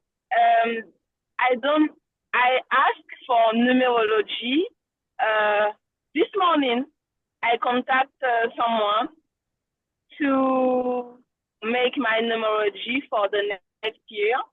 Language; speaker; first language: English; non-native, learner; French